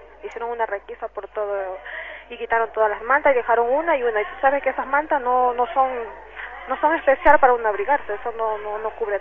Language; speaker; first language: Spanish; native; Spanish